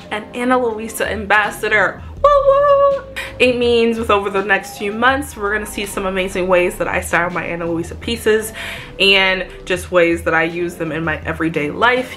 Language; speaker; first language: English; native; English